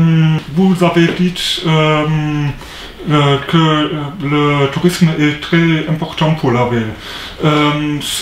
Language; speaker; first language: French; non-native, learner; German